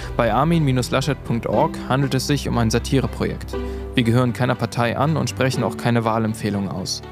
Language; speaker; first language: German; native; German